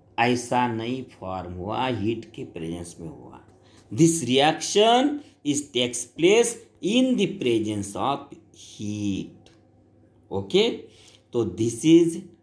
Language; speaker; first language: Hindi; non-native, local second language; Marathi